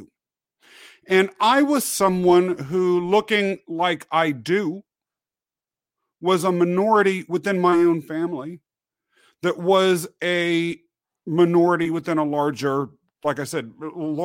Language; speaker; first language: English; native; English